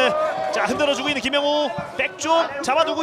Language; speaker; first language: Korean; native; Korean